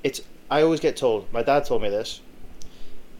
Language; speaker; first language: English; native; English